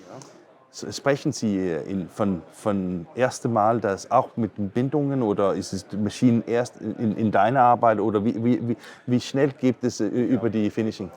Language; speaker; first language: German; non-native, learner; Danish